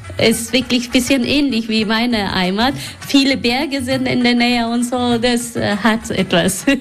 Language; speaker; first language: German; non-native, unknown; Persian